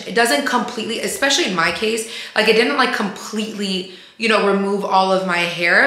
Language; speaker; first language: English; native; English